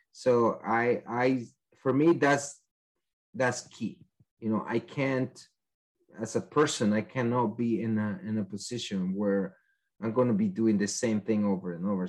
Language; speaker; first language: English; non-native, fluent; Spanish